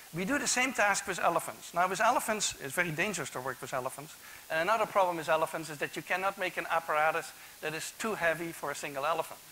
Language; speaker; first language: English; non-native, fluent; Dutch